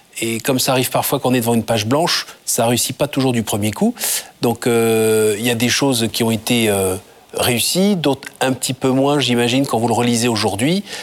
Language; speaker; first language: French; native; French